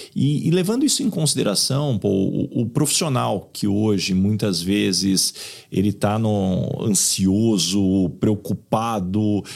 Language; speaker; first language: Portuguese; native; Portuguese